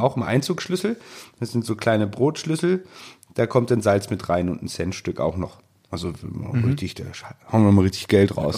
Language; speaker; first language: German; native; German